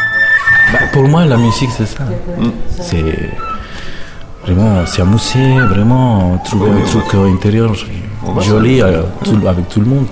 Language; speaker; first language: French; non-native, fluent; Spanish